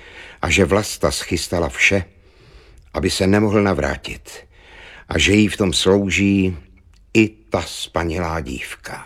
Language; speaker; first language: Czech; native; Czech